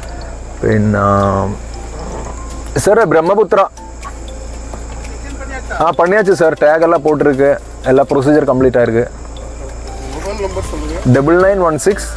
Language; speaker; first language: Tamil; non-native, learner; Malayalam